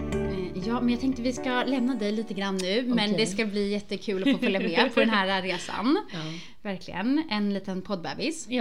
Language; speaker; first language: Swedish; native; Swedish